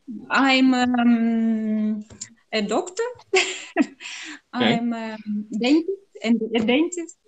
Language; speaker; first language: English; non-native, learner; Russian